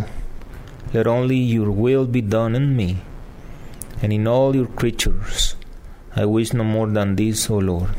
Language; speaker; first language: English; non-native, fluent; Spanish